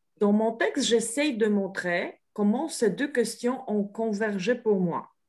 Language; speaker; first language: French; non-native, fluent; Polish